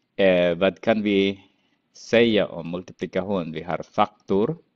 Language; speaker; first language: Swedish; non-native, fluent; Filipino